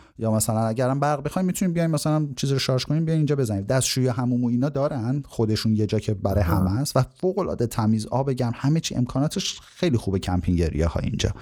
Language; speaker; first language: Persian; native; Persian